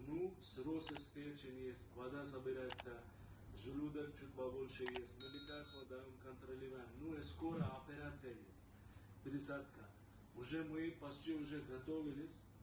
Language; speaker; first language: Russian; non-native, learner; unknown